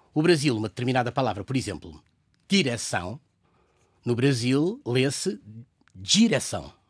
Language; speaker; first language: Portuguese; native; Portuguese